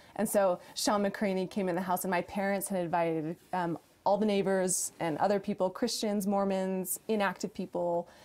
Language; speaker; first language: English; native; English